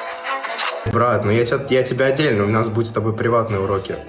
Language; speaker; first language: Russian; native; Russian